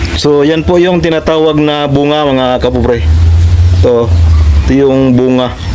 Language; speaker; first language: Filipino; non-native, local second language; Cebuano